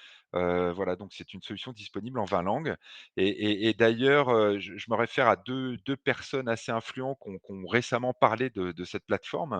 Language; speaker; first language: French; native; French